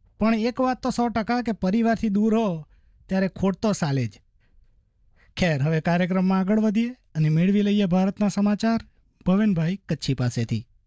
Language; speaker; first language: Gujarati; native; Gujarati